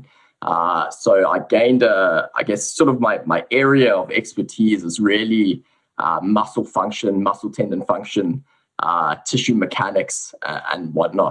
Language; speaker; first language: English; native; English